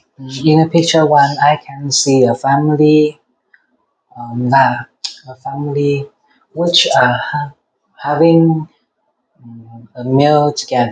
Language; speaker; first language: English; non-native, learner; Vietnamese